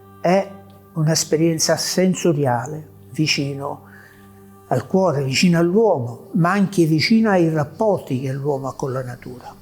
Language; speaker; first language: Italian; native; Italian